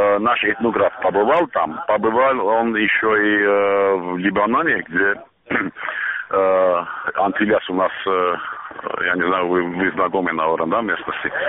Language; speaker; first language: Russian; non-native, local second language; Armenian